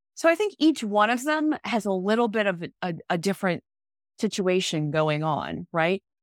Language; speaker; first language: English; native; English